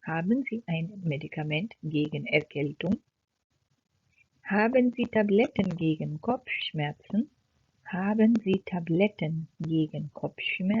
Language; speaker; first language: German; non-native, fluent; Urdu